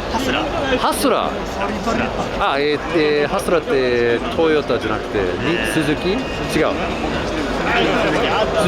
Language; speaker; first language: Japanese; non-native, fluent; English